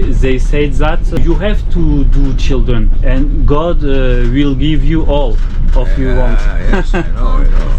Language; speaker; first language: English; non-native, learner; Turkish